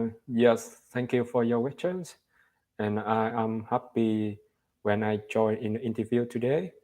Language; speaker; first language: English; non-native, learner; Vietnamese